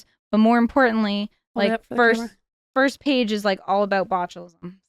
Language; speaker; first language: English; native; English